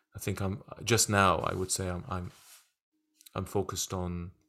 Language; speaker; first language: English; non-native, fluent; Turkish